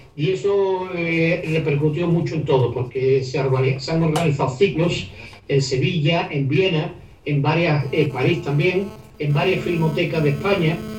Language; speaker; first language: Spanish; native; Spanish